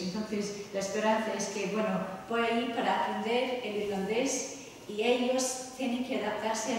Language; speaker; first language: Spanish; non-native, fluent; English